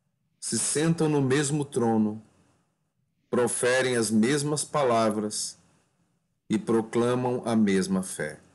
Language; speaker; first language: Portuguese; native; Portuguese